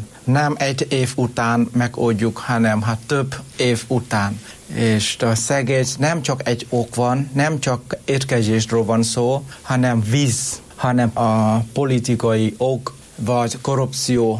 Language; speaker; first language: Hungarian; non-native, learner; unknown